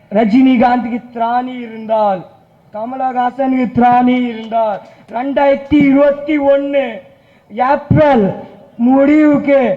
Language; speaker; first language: Tamil; non-native, local second language; Urdu